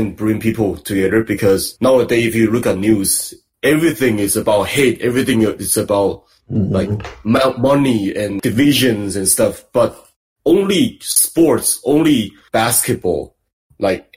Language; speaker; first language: English; non-native, fluent; Chinese